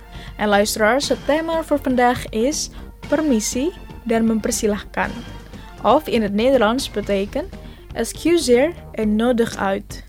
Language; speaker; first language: Dutch; non-native, fluent; Indonesian